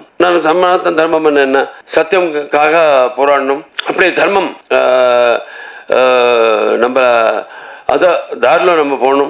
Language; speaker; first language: Tamil; non-native, local second language; Telugu